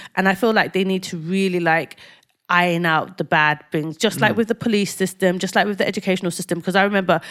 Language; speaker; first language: English; native; English